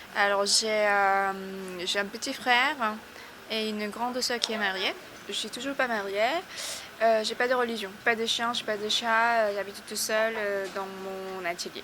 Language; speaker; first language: French; non-native, fluent; Korean